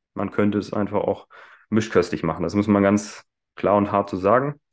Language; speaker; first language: German; native; German